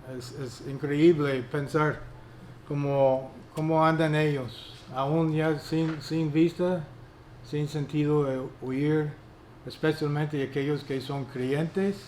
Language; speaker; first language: Spanish; non-native, fluent; English